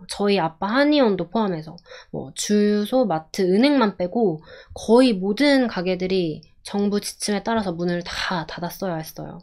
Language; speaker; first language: Korean; native; Korean